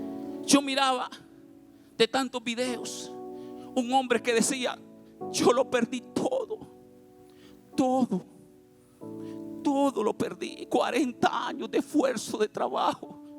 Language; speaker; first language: Spanish; native; Spanish